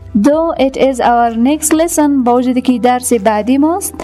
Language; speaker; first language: English; non-native, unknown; Persian